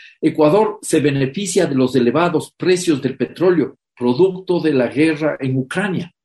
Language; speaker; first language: Spanish; native; Spanish